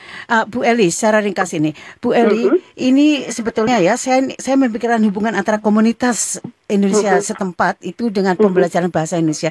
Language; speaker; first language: Indonesian; native; Indonesian